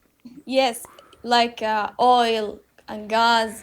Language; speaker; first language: English; non-native, learner; Uzbek